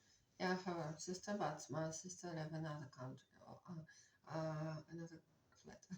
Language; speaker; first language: English; non-native, learner; Russian